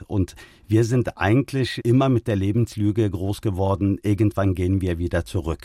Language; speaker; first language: German; early bilingual, other home language; Turkish